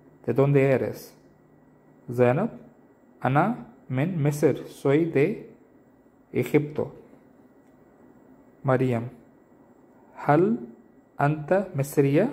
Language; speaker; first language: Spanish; non-native, learner; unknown